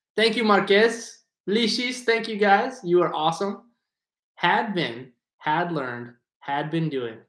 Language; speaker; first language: Spanish; non-native, fluent; English